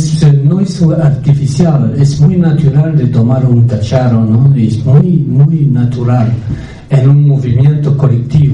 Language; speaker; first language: Spanish; non-native, fluent; French